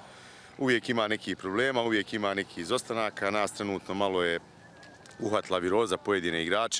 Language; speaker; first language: Bosnian; native; Bosnian